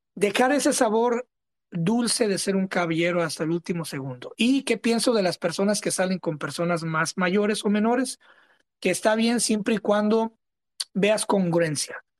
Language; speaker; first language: Spanish; early bilingual, heritage; Spanish